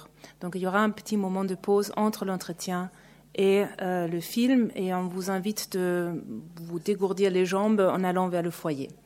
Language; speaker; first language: French; native; French